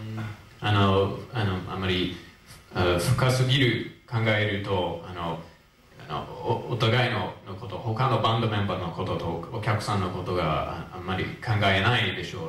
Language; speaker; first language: Japanese; non-native, fluent; English